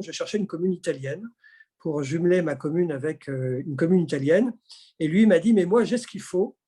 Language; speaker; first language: French; native; French